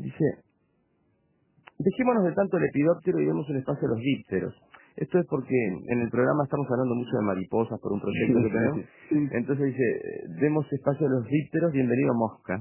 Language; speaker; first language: Spanish; native; Spanish